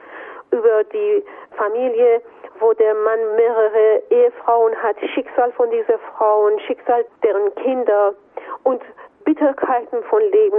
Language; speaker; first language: German; non-native, fluent; Persian